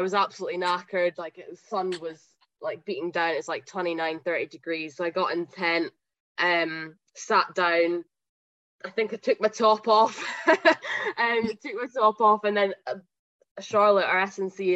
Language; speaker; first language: English; native; English